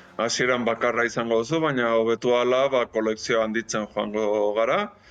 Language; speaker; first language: Basque; non-native, fluent; Spanish